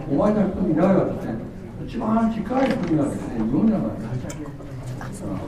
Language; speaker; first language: Japanese; non-native, learner; Korean